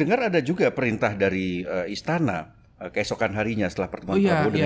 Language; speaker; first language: Indonesian; native; Indonesian